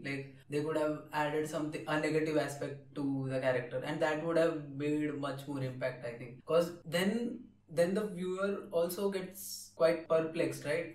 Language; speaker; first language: English; non-native, local second language; Telugu